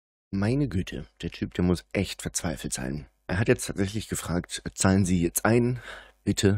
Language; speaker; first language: German; native; German